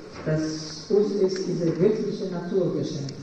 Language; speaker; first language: German; non-native, fluent; Polish